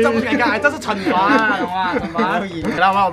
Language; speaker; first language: Chinese; native; Chinese